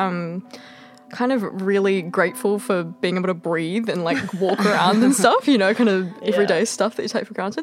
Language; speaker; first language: English; native; English